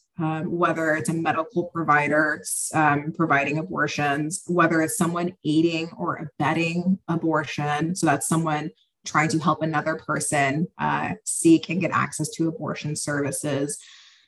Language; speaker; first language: English; native; English